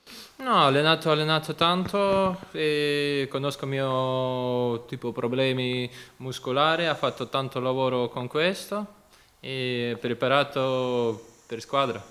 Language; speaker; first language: Italian; non-native, learner; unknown